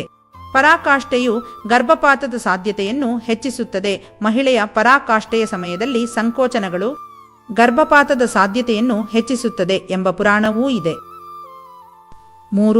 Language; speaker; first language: Kannada; native; Kannada